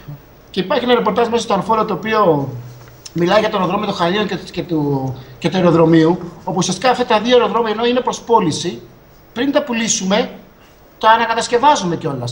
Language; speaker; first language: Greek; native; Greek